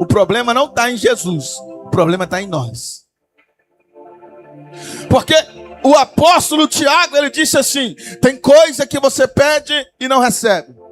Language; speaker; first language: Portuguese; native; Portuguese